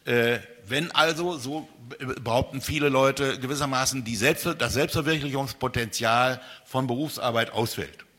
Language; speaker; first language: German; native; German